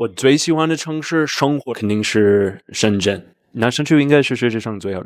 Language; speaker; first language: Chinese; non-native, fluent; English